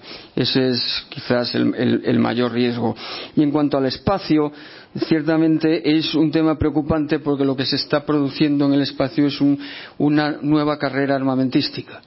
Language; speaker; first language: Spanish; native; Spanish